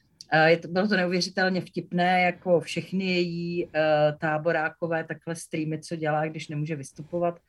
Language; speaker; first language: Czech; native; Czech